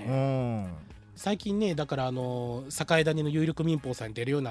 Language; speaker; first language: Japanese; native; Japanese